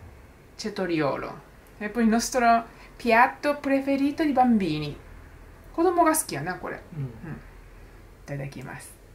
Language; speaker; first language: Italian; non-native, learner; Japanese